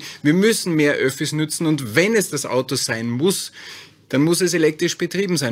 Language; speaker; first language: German; native; German